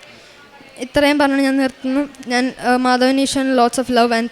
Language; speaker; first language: Malayalam; early bilingual, heritage; Malayalam